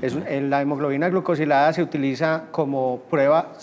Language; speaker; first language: Spanish; native; Spanish